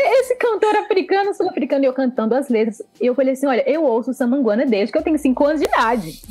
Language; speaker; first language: Portuguese; early bilingual, other home language; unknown